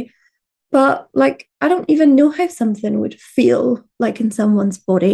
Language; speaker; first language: English; native; English